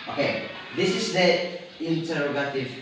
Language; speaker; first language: English; non-native, learner; Indonesian